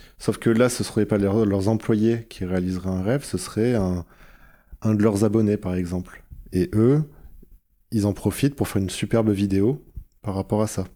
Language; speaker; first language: French; native; French